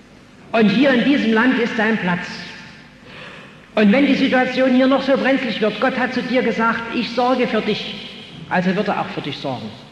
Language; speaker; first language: German; native; German